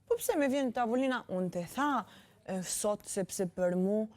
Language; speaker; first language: Albanian; early bilingual, heritage; Albanian